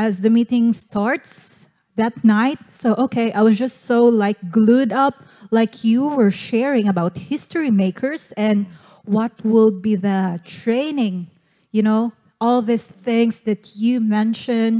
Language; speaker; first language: English; non-native, local second language; Cebuano